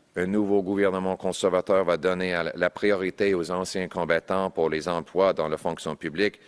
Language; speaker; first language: French; non-native, local second language; English